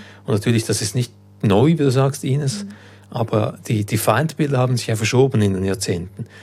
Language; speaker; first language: German; early bilingual, other home language; Croatian